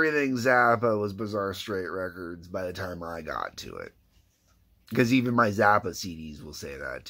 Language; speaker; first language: English; native; English